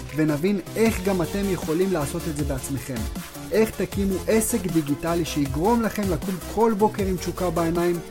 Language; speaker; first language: Hebrew; early bilingual, other home language; Georgian